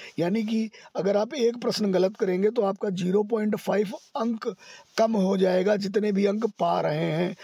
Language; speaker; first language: Hindi; native; Hindi